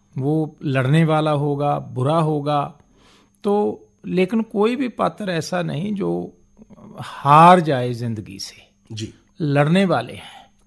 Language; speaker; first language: Hindi; non-native, local second language; Punjabi